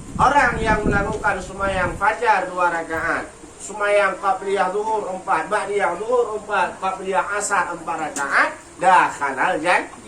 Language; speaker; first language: Malay; native; Malay